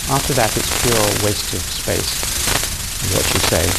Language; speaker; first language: English; native; English